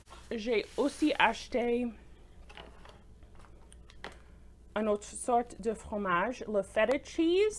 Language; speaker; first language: French; non-native, fluent; English